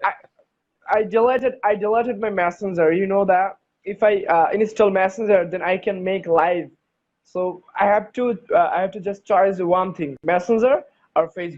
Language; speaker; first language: English; non-native, learner; Bangla